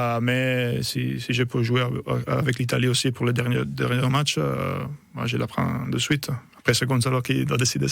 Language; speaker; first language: French; non-native, fluent; Italian